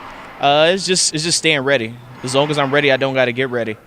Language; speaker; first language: English; native; English